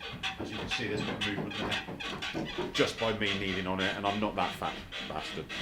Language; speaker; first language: English; native; English